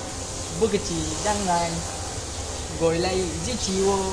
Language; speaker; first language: Chinese; non-native, learner; Malay